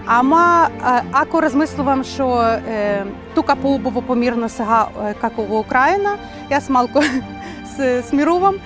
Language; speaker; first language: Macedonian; non-native, learner; Ukrainian